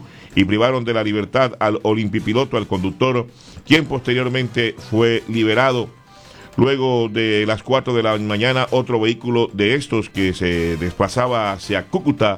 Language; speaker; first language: Spanish; native; Spanish